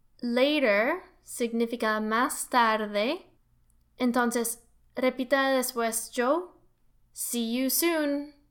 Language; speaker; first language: Spanish; non-native, learner; English